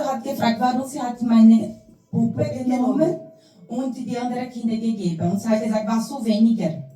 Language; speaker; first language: German; non-native, learner; Portuguese